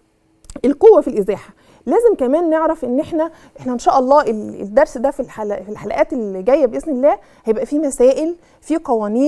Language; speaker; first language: Arabic; native; Arabic